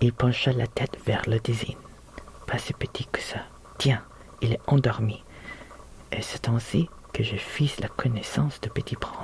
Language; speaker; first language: French; non-native, learner; Filipino